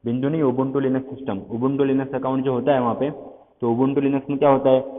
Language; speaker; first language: Hindi; non-native, local second language; Gujarati